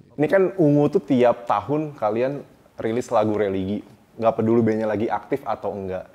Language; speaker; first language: Indonesian; native; Indonesian